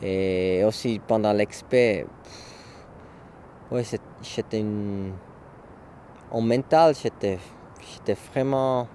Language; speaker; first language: French; non-native, local second language; German